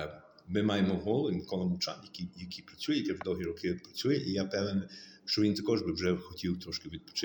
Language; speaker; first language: Ukrainian; early bilingual, heritage; Ukrainian